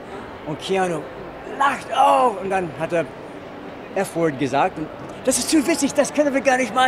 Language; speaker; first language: German; non-native, fluent; English